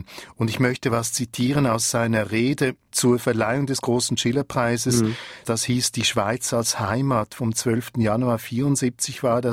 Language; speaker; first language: German; native; German